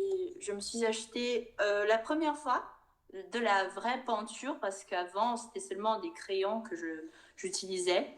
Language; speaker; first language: French; non-native, fluent; Portuguese